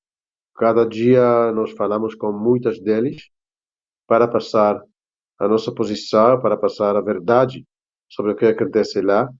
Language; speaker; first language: Portuguese; non-native, fluent; Hebrew